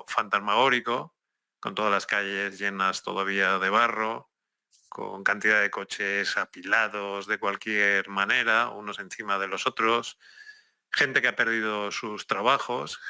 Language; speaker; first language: Spanish; native; Spanish